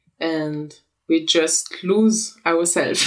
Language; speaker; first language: English; non-native, fluent; French